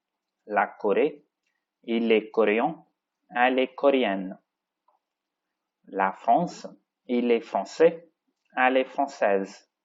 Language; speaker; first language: French; non-native, fluent; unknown